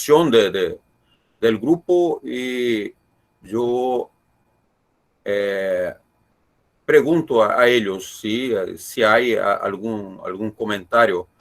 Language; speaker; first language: Spanish; non-native, learner; Portuguese